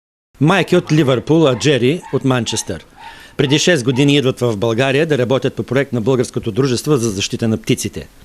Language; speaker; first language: Bulgarian; native; Bulgarian